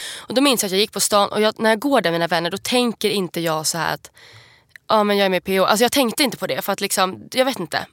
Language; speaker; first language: Swedish; native; Swedish